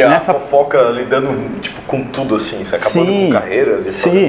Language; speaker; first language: Portuguese; native; Portuguese